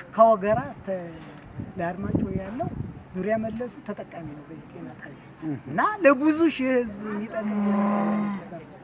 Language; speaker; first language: Amharic; native; Amharic